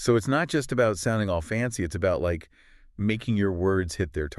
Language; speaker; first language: English; native; English